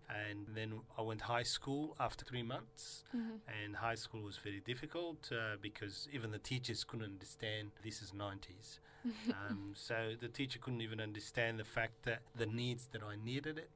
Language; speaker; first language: English; non-native, fluent; Somali